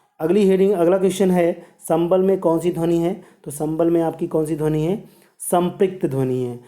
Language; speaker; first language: Hindi; native; Hindi